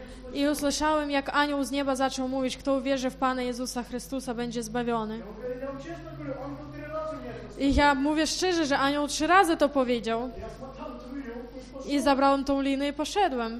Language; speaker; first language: Polish; non-native, fluent; Ukrainian